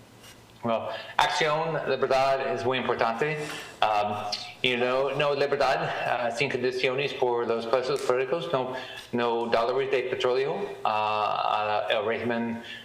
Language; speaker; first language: Spanish; non-native, learner; English